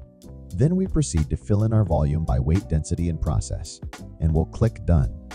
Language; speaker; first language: English; native; English